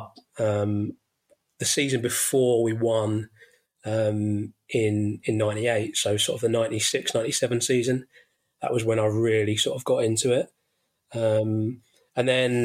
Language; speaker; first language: English; native; English